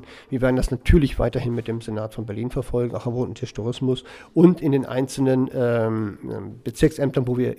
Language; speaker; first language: German; native; German